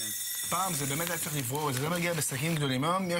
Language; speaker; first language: Hebrew; native; Hebrew